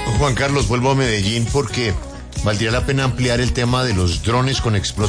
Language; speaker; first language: Spanish; native; Spanish